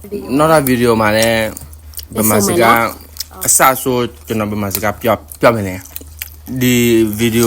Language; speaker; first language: Burmese; non-native, learner; S'gaw Karen